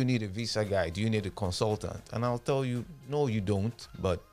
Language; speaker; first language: English; non-native, local second language; Yoruba